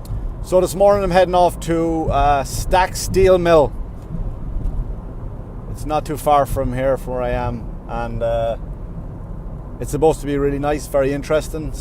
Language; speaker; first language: English; native; English